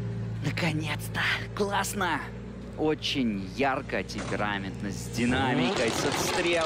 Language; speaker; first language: Russian; native; Russian